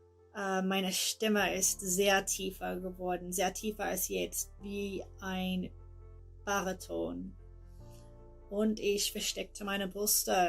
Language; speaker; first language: German; non-native, learner; English